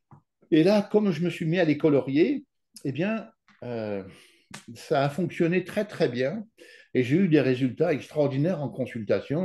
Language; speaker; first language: French; native; French